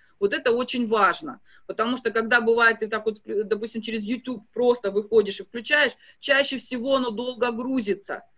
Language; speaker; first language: Russian; native; Russian